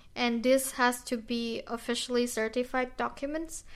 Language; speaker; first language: English; non-native, fluent; Indonesian